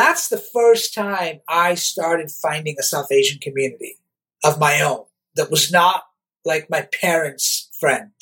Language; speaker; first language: English; native; English